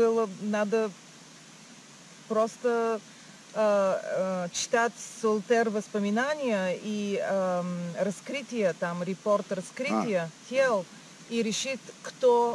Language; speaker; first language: Russian; non-native, learner; Bulgarian